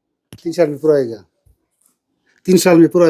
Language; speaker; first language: Hindi; non-native, learner; Bangla